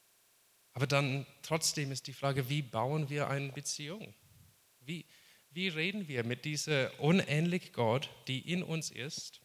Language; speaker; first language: German; non-native, fluent; English